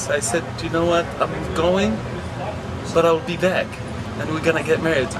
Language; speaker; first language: English; non-native, fluent; Arabic